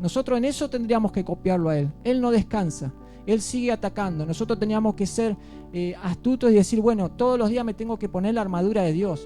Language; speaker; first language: Spanish; native; Spanish